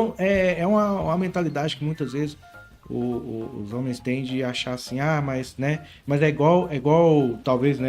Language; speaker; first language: Portuguese; native; Portuguese